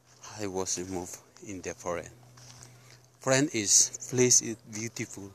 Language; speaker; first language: English; non-native, learner; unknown